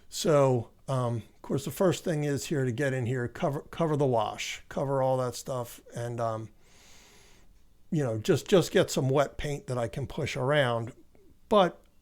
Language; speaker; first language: English; native; English